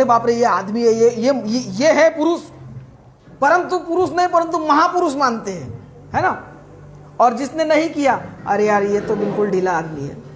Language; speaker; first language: Hindi; non-native, local second language; Marathi